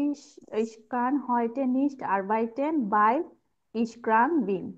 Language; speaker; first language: German; non-native, learner; Bangla